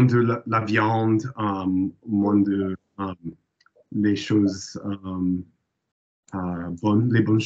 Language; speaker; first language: French; non-native, learner; English